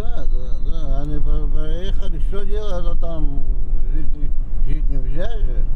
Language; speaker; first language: Russian; non-native, fluent; Georgian